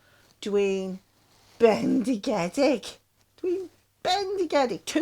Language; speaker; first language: Welsh; non-native, local second language; English